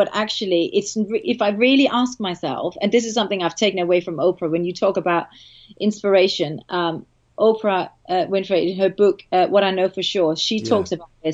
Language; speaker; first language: English; non-native, fluent; Danish